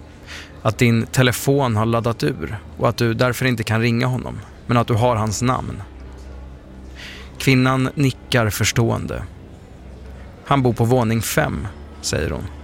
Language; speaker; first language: Swedish; native; Swedish